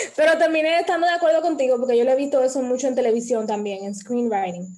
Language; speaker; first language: Spanish; early bilingual, heritage; Spanish